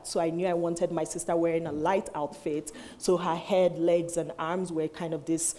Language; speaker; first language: English; non-native, local second language; Igbo